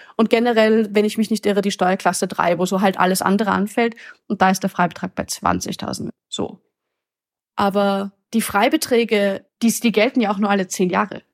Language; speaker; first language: German; native; German